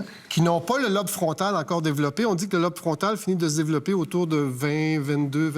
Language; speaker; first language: French; native; French